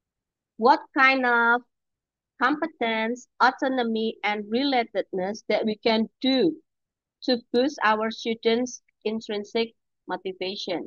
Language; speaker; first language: English; non-native, fluent; Indonesian